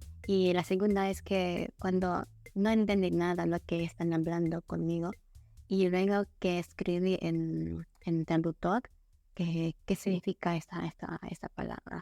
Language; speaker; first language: Spanish; non-native, learner; Indonesian